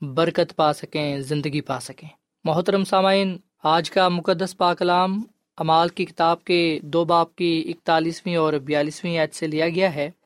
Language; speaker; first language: Urdu; non-native, local second language; Punjabi